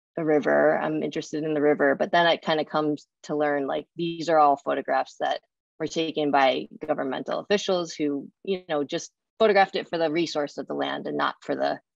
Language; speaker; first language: English; native; English